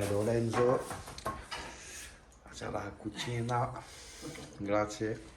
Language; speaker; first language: Italian; non-native, learner; French